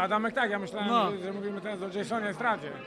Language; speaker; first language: Polish; native; Polish